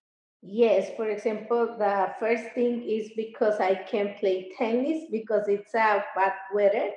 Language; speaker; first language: English; non-native, learner; Spanish